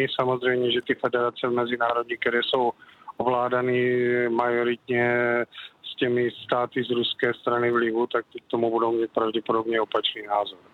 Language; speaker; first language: Czech; native; Czech